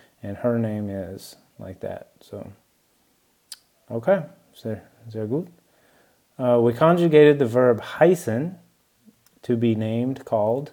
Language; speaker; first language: English; native; English